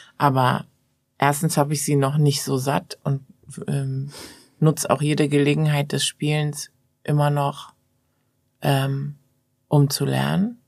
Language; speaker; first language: German; early bilingual, other home language; Persian